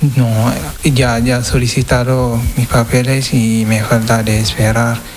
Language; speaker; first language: Spanish; non-native, learner; Wolof